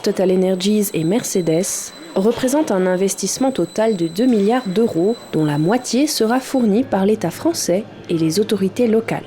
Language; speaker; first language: French; native; French